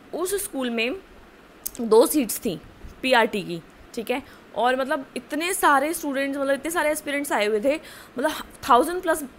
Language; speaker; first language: Hindi; native; Hindi